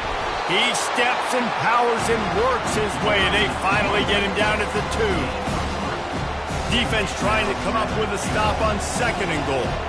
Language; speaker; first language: English; native; English